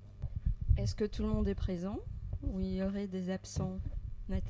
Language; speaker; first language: French; native; French